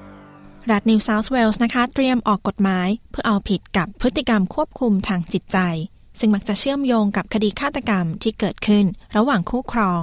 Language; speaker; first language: Thai; native; Thai